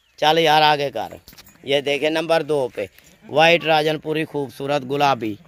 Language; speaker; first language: Urdu; non-native, local second language; Punjabi